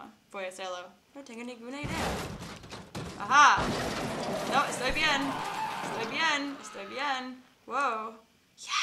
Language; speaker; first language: Spanish; non-native, learner; English